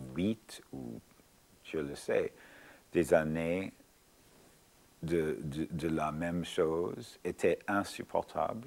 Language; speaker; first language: French; non-native, fluent; English